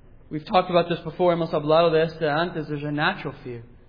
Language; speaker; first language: English; native; English